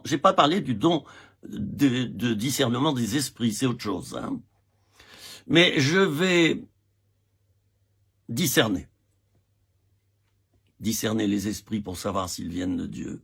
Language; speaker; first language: French; native; French